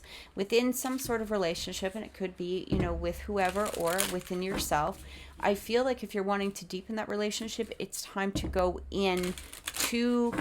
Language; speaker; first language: English; native; English